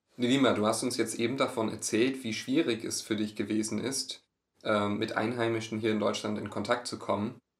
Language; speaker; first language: German; native; German